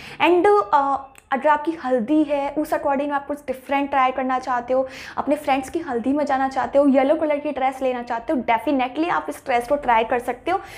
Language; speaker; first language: Hindi; native; Hindi